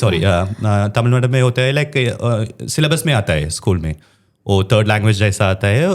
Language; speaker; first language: Hindi; non-native, local second language; Tamil